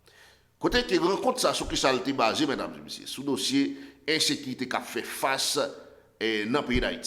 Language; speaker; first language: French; non-native, local second language; Haitian Creole